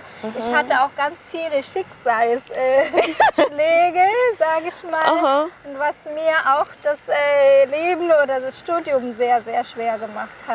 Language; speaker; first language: German; non-native, fluent; Kinyarwanda